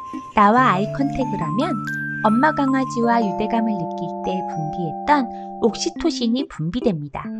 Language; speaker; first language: Korean; native; Korean